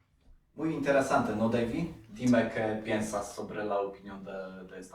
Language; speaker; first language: Spanish; non-native, fluent; Polish